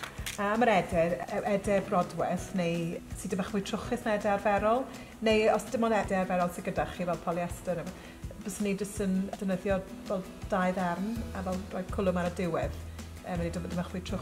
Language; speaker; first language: Welsh; native; Welsh